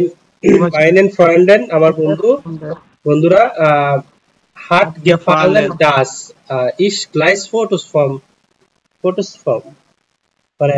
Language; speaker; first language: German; non-native, learner; Bangla